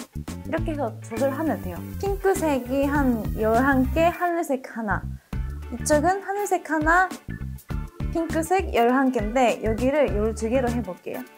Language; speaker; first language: Korean; non-native, fluent; Japanese